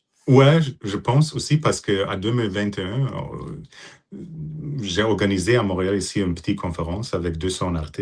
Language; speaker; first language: French; non-native, fluent; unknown